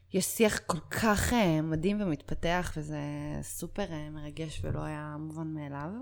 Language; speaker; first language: Hebrew; native; Hebrew